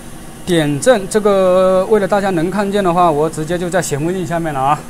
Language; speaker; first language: Chinese; native; Chinese